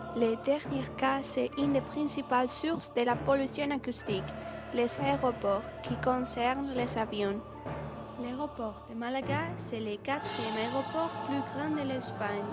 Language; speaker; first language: French; non-native, learner; Spanish